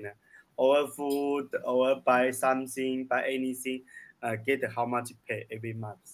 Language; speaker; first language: English; non-native, learner; Chinese